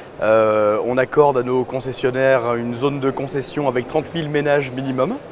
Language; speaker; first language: French; native; French